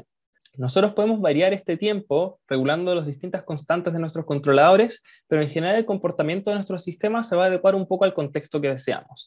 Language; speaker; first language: Spanish; native; Spanish